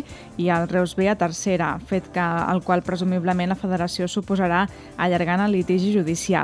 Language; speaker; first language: Catalan; native; Catalan